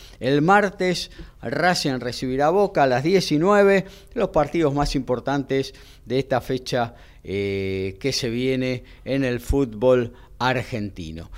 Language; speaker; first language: Spanish; native; Spanish